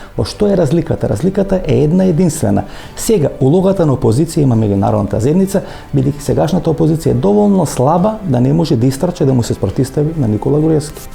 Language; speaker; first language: Macedonian; native; Macedonian